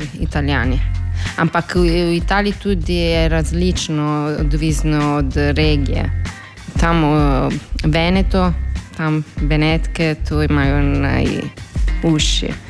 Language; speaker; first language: Slovenian; non-native, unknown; Italian